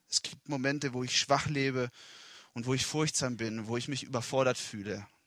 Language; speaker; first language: German; non-native, fluent; Italian